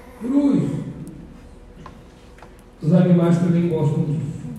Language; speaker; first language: Portuguese; native; Portuguese